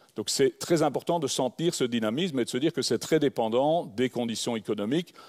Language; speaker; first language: French; native; French